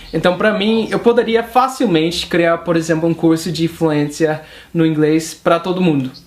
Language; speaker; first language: Portuguese; non-native, fluent; English